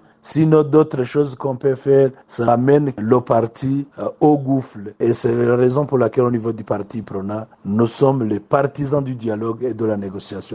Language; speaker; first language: French; non-native, local second language; Rundi